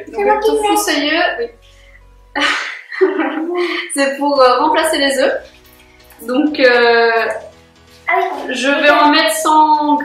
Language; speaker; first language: French; native; French